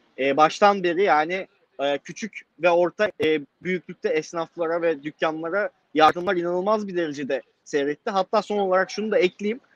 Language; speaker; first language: Turkish; native; Turkish